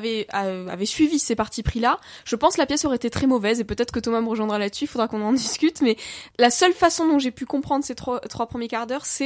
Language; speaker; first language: French; native; French